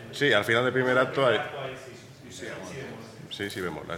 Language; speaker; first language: Spanish; native; Spanish